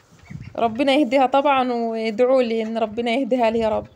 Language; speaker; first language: Arabic; native; Arabic